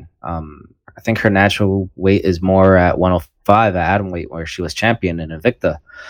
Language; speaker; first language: English; native; English